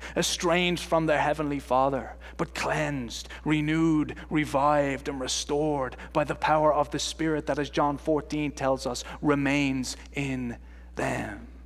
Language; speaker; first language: English; native; English